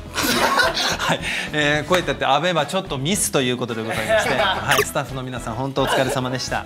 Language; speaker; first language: Japanese; native; Japanese